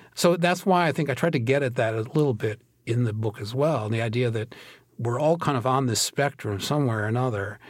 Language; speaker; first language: English; native; English